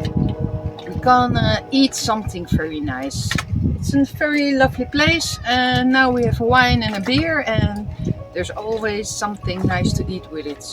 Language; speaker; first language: English; non-native, fluent; Dutch